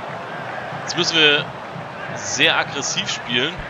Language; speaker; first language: German; native; German